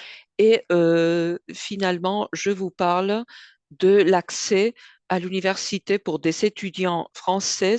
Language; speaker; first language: French; non-native, fluent; Spanish